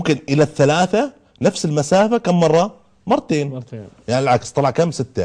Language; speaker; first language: Arabic; native; Arabic